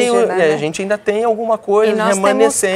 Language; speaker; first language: Portuguese; native; Portuguese